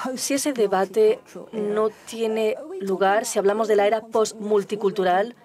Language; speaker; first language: Spanish; non-native, fluent; Turkish